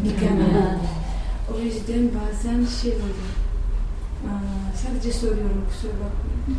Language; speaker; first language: Turkish; non-native, learner; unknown